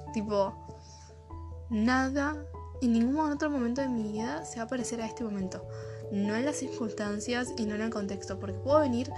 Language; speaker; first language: Spanish; native; Spanish